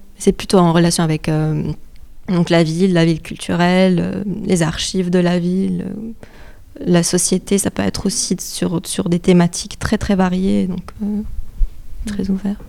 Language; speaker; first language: French; non-native, local second language; Arabic